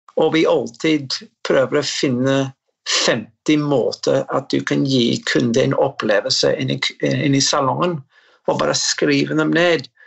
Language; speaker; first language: Norwegian; non-native, fluent; English